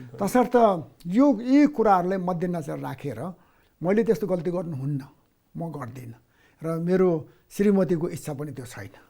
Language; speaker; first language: Nepali; non-native, local second language; Newari